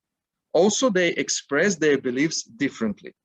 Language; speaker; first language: English; non-native, fluent; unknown